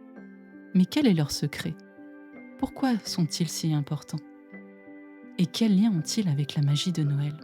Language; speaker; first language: French; native; French